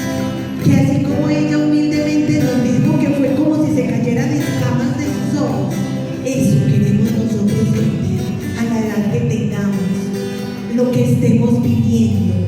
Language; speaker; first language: Spanish; native; Spanish